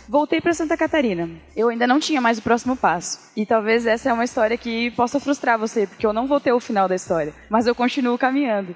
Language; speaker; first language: Portuguese; native; Portuguese